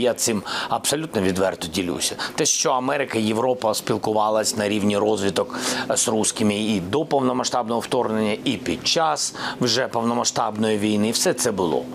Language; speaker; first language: Ukrainian; non-native, local second language; Russian